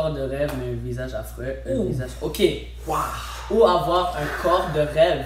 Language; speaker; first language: French; native; French